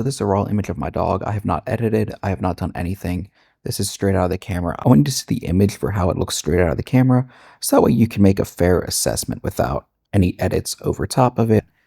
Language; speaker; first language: English; native; English